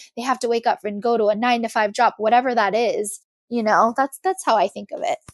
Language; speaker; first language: English; native; English